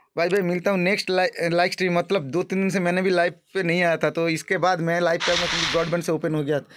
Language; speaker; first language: Hindi; non-native, local second language; Bangla